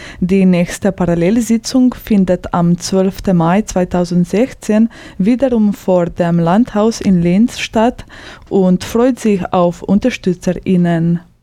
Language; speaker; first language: German; native; German